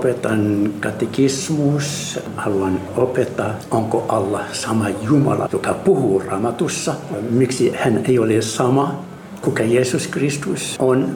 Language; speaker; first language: Finnish; non-native, learner; Arabic